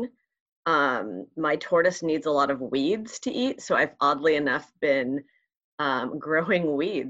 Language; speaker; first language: English; early bilingual, other home language; Spanish